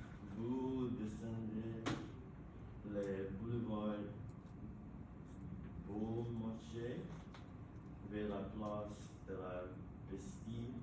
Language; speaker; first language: French; non-native, learner; English